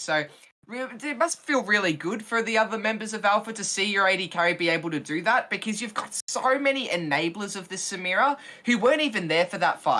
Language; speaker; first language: English; native; English